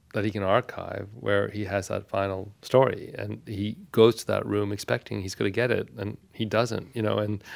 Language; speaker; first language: English; non-native, fluent; Armenian